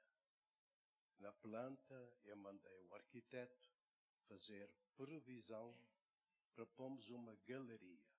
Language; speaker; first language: Portuguese; native; Portuguese